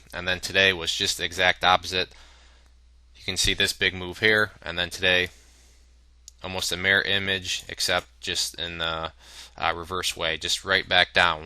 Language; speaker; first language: English; native; English